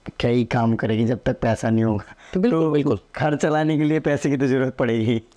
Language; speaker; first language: Hindi; native; Hindi